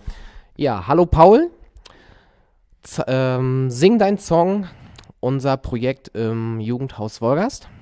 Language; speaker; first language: German; native; German